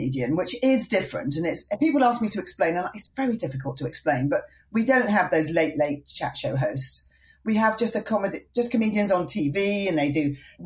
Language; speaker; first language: English; native; English